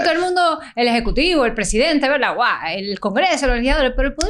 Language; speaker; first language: Spanish; native; Spanish